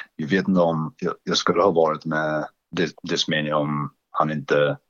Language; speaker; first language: Swedish; non-native, fluent; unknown